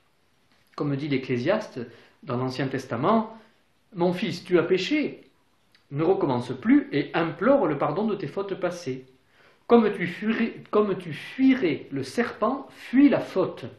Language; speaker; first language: French; native; French